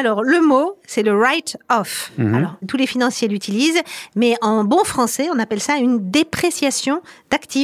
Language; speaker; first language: French; native; French